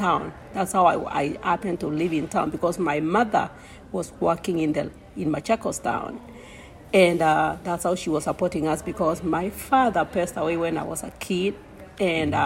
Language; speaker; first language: English; non-native, local second language; Kamba